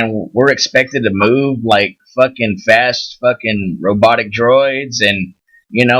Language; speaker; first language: English; native; English